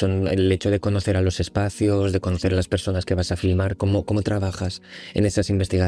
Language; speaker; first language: Spanish; native; Spanish